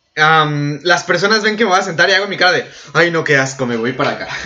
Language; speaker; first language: Spanish; native; Spanish